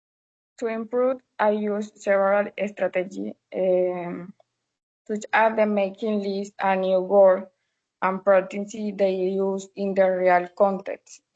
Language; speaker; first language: English; non-native, learner; Spanish